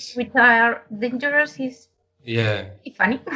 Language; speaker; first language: English; non-native, learner; Spanish